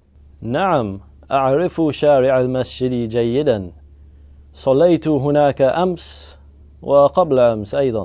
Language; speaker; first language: Arabic; non-native, learner; English